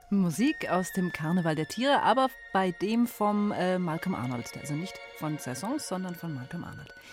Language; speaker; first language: German; native; German